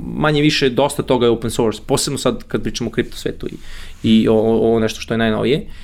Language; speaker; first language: Serbian; native; Serbian